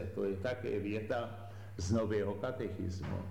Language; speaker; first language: Czech; native; Czech